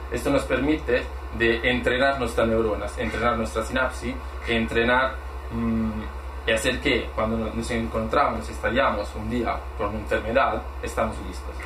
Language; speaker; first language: Spanish; non-native, fluent; Italian